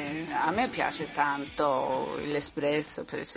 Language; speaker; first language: Italian; non-native, learner; Swedish